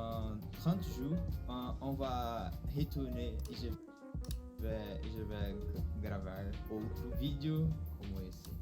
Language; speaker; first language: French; non-native, learner; Portuguese